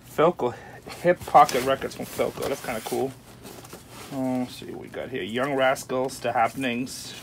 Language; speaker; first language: English; non-native, fluent; German